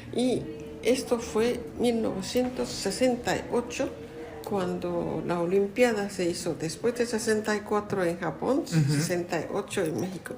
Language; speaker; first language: Spanish; non-native, fluent; Japanese